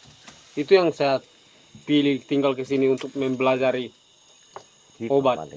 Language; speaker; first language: Indonesian; non-native, local second language; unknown